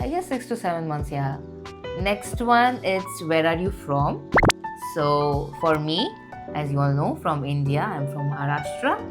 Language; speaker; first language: English; non-native, local second language; Hindi